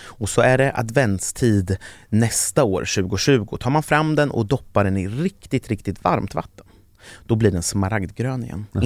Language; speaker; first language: Swedish; native; Swedish